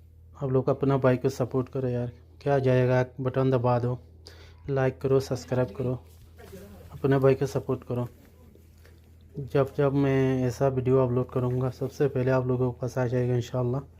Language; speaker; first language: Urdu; non-native, local second language; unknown